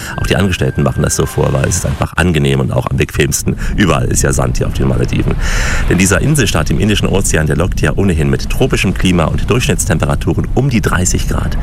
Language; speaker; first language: German; native; German